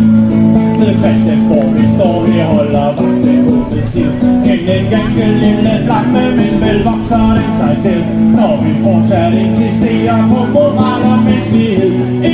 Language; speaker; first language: Danish; native; Danish